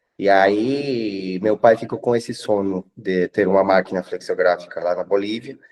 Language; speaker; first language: Portuguese; non-native, fluent; Spanish